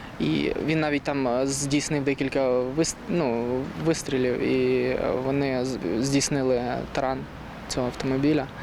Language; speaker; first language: Ukrainian; native; Ukrainian